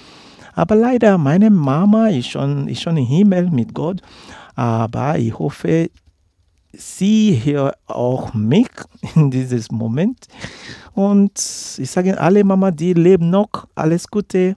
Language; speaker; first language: German; non-native, learner; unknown